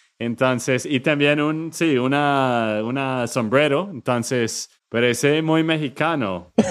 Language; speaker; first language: Spanish; non-native, learner; English